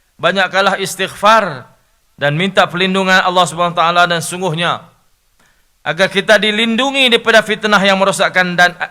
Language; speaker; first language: Malay; native; Malay